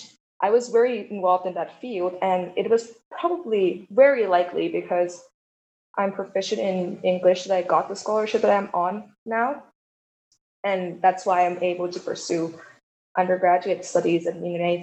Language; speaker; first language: English; non-native, fluent; Thai